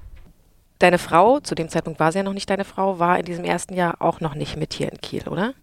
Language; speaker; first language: German; native; German